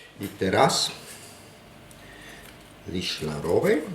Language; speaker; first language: Polish; non-native, learner; German